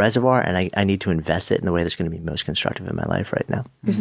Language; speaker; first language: English; native; English